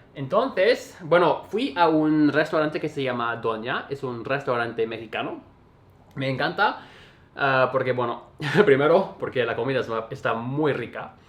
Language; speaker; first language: Spanish; non-native, fluent; English